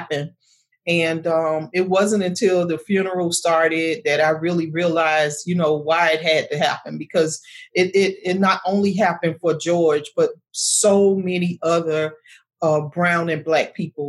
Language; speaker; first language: English; native; English